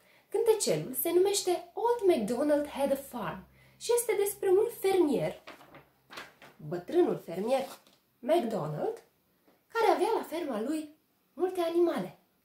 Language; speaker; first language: Romanian; native; Romanian